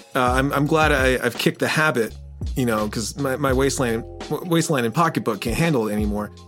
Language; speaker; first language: English; native; English